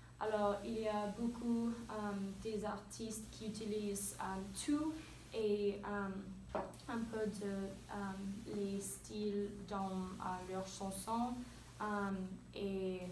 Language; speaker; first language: French; non-native, learner; English